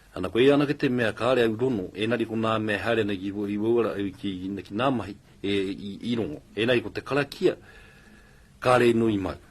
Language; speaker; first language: Māori; native; Māori